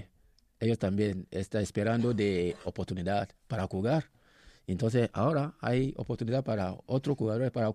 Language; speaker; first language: Spanish; non-native, learner; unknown